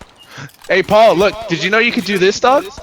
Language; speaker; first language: English; native; English